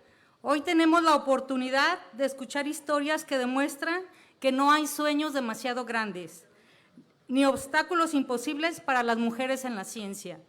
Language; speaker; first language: Spanish; native; Spanish